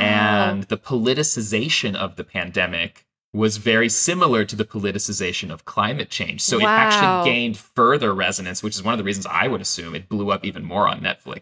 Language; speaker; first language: English; non-native, fluent; Persian